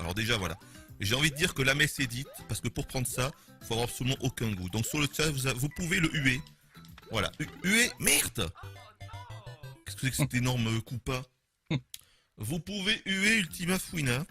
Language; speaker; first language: French; native; French